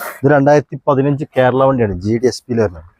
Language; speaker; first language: Malayalam; native; Malayalam